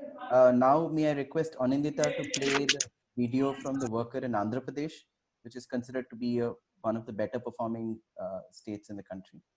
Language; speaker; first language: English; non-native, local second language; Hindi